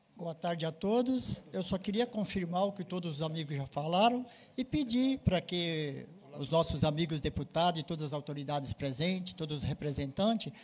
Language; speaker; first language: Portuguese; native; Portuguese